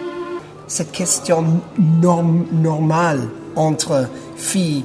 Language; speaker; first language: French; non-native, fluent; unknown